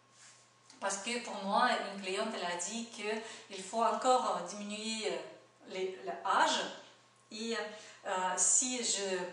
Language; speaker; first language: French; non-native, fluent; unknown